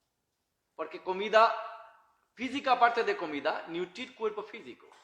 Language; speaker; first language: Spanish; non-native, learner; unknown